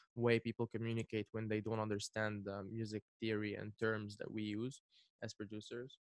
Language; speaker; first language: English; non-native, fluent; Arabic